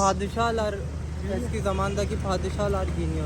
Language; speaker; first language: Turkish; non-native, learner; Urdu